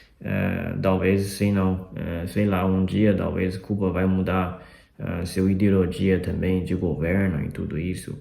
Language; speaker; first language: Portuguese; non-native, fluent; Chinese